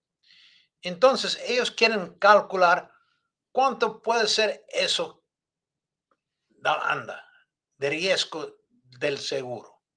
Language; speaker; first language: Spanish; non-native, learner; English